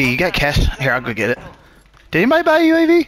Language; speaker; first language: English; native; English